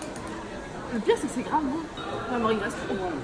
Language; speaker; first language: French; early bilingual, other home language; Arabic